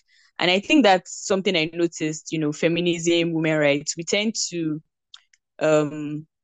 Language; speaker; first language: English; non-native, local second language; Yoruba